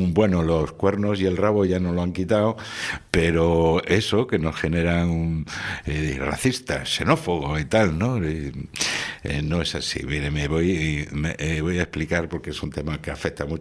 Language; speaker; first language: Spanish; native; Spanish